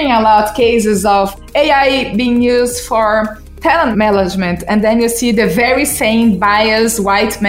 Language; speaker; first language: English; non-native, fluent; Portuguese